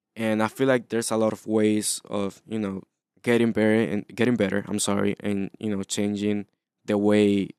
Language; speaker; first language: English; early bilingual, other home language; Spanish